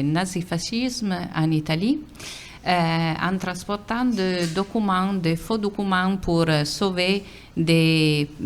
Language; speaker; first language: French; non-native, fluent; Italian